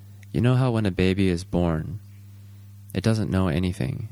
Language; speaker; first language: English; native; English